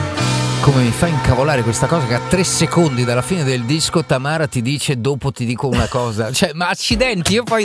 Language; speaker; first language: Italian; native; Italian